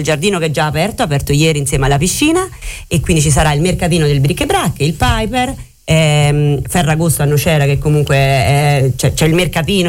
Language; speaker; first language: Italian; native; Italian